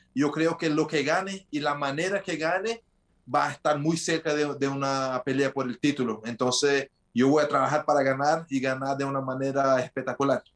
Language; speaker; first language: Spanish; early bilingual, heritage; Spanish